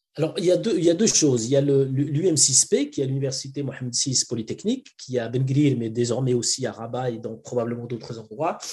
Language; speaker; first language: French; non-native, local second language; Arabic